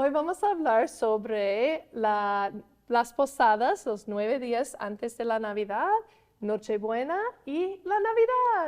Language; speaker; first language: Spanish; non-native, fluent; English